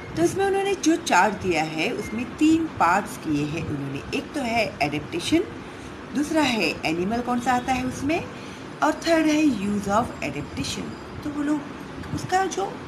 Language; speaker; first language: Hindi; non-native, local second language; Marathi